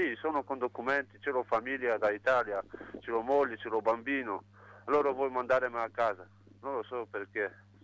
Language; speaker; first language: Italian; non-native, learner; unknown